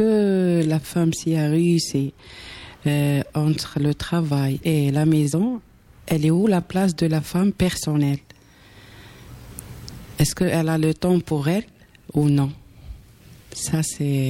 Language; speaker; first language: French; non-native, local second language; Arabic